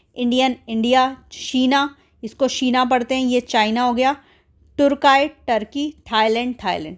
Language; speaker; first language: Hindi; native; Hindi